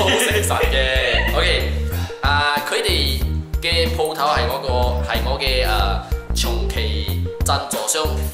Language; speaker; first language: Cantonese; non-native, local second language; Chinese